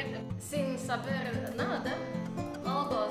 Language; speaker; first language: Spanish; non-native, learner; Latvian